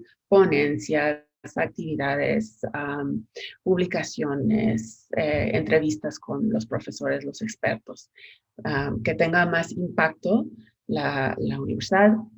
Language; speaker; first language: Spanish; non-native, fluent; English